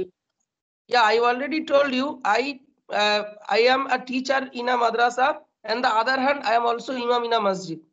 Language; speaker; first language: English; non-native, learner; Bangla